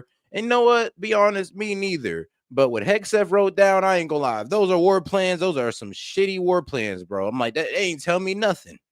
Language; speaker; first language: English; native; English